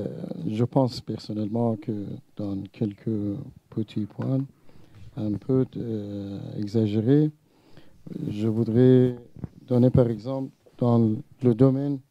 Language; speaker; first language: French; non-native, learner; Persian